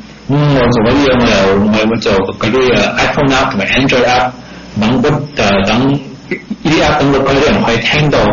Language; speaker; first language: Chinese; early bilingual, heritage; Cantonese